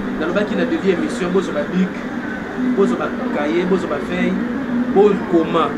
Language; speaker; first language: Lingala; native; Lingala